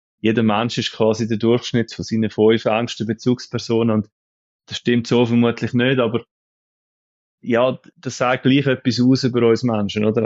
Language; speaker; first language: German; native; German